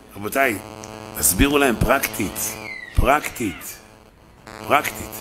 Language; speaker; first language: Hebrew; native; Hebrew